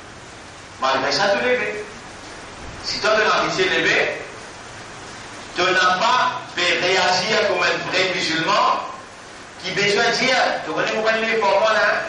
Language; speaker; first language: French; non-native, local second language; Morisyen